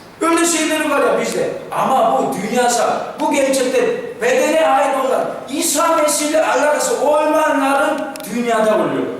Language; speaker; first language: Turkish; non-native, fluent; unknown